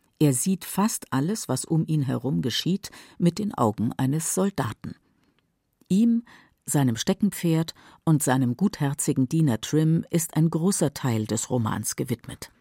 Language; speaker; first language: German; native; German